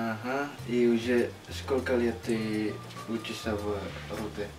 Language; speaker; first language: Russian; non-native, learner; Indonesian